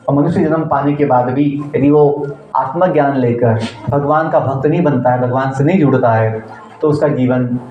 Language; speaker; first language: Hindi; non-native, local second language; Marathi